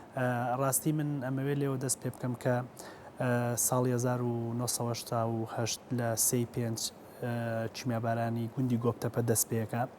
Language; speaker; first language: Central Kurdish; native; Central Kurdish